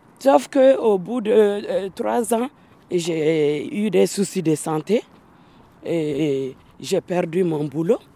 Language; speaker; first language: French; non-native, local second language; Bambara